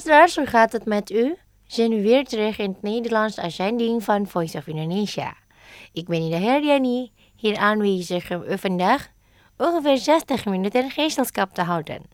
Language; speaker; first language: Dutch; non-native, fluent; Indonesian